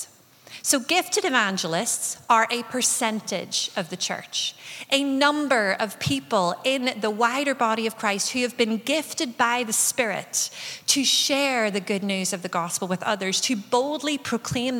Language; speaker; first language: English; native; English